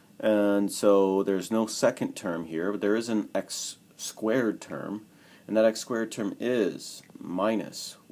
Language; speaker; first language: English; native; English